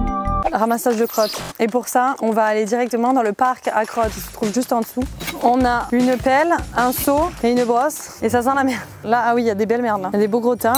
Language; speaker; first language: French; native; French